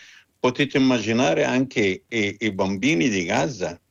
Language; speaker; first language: Italian; non-native, fluent; Arabic